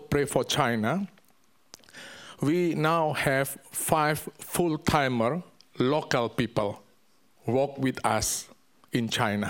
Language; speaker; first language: English; non-native, learner; Indonesian